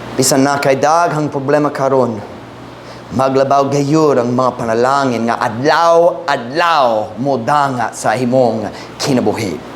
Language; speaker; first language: Cebuano; non-native, fluent; English